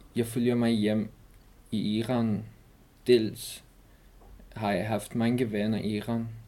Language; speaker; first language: Danish; non-native, learner; Persian